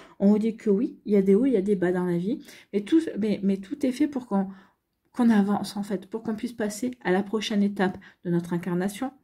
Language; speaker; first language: French; native; French